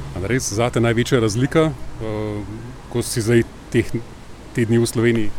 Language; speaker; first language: Slovenian; native; Slovenian